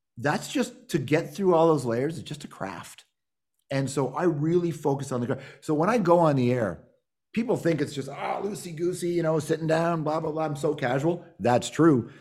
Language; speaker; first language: English; native; English